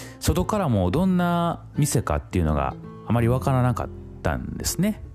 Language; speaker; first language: Japanese; native; Japanese